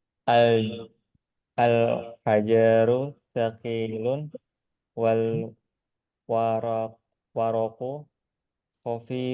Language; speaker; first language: Arabic; non-native, learner; Indonesian